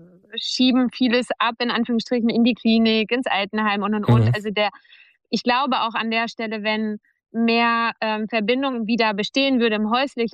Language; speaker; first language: German; native; German